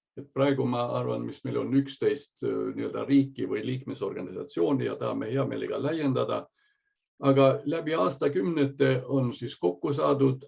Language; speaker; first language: Estonian; early bilingual, heritage; Estonian